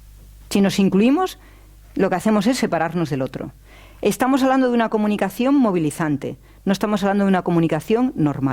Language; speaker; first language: Spanish; native; Spanish